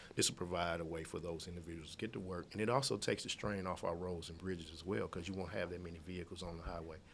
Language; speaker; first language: English; native; English